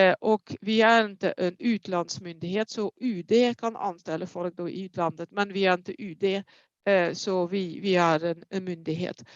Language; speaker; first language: Swedish; non-native, fluent; Dutch